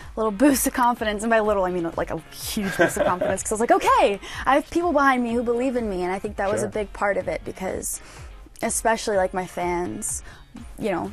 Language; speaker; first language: English; native; English